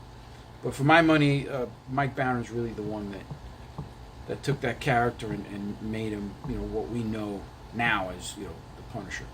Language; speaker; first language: English; native; English